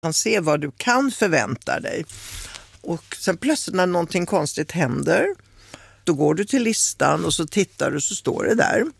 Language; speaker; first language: Swedish; early bilingual, other home language; Italian